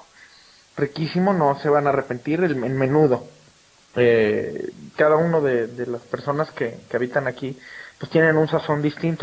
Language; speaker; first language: Spanish; native; Spanish